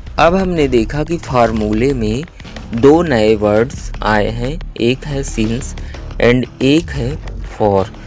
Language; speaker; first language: Hindi; native; Hindi